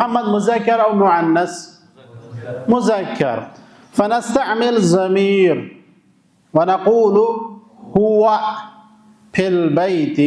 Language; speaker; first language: Arabic; non-native, local second language; Urdu